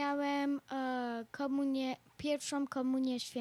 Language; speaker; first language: Polish; early bilingual, heritage; Polish